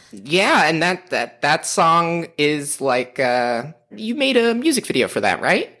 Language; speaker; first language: English; native; English